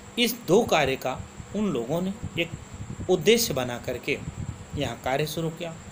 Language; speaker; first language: Hindi; native; Hindi